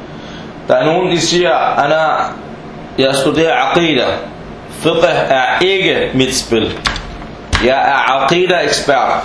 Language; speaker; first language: Danish; early bilingual, other home language; Arabic